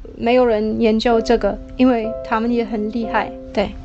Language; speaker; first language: Chinese; non-native, fluent; German